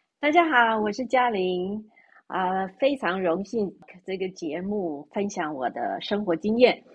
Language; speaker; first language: Chinese; native; Chinese